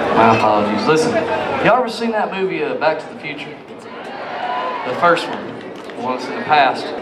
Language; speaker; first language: English; native; English